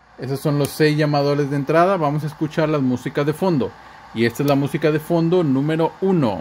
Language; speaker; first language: Spanish; native; Spanish